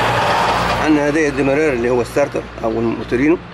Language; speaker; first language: Arabic; native; Arabic